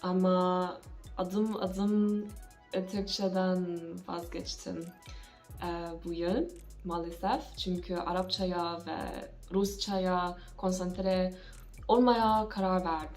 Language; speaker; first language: Turkish; non-native, learner; English